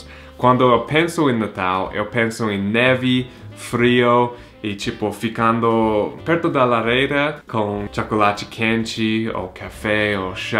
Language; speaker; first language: Portuguese; non-native, fluent; English